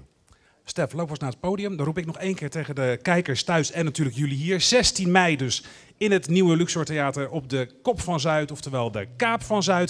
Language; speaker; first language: Dutch; native; Dutch